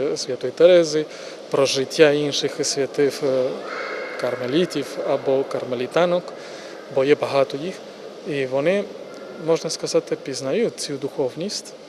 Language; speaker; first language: Ukrainian; non-native, fluent; Spanish